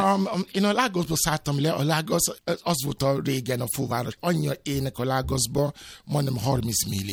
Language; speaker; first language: Hungarian; non-native, fluent; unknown